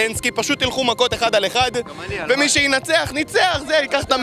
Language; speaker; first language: Hebrew; native; Hebrew